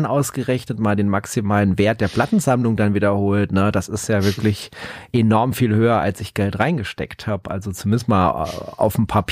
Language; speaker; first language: German; native; German